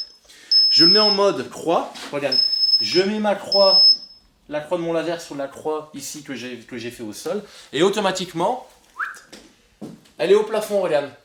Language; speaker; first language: French; native; French